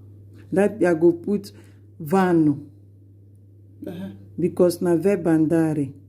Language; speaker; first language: English; non-native, local second language; Nigerian Pidgin